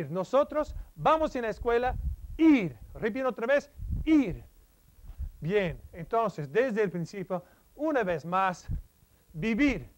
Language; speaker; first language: Spanish; non-native, fluent; English